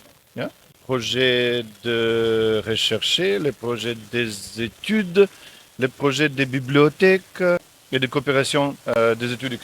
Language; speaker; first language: French; non-native, fluent; Ukrainian